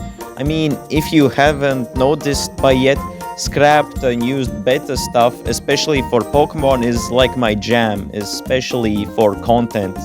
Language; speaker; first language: English; non-native, fluent; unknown